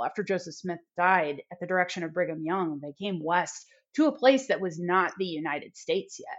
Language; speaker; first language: English; native; English